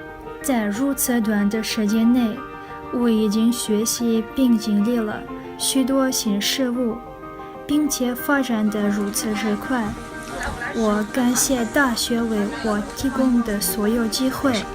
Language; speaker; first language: Chinese; non-native, learner; Kazakh